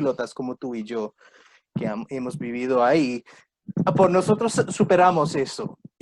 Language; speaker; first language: Spanish; non-native, fluent; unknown